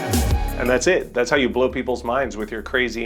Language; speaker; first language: English; native; English